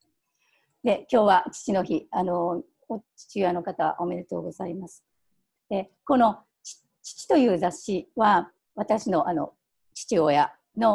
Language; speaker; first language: Japanese; native; Japanese